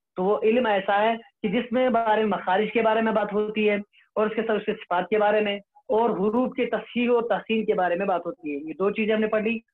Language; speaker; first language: Urdu; non-native, local second language; Kashmiri